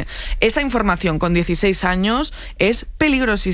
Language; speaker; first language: Spanish; native; Spanish